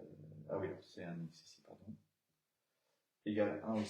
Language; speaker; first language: French; native; French